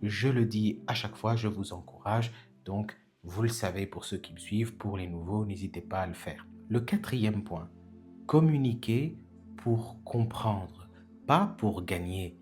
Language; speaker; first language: French; native; French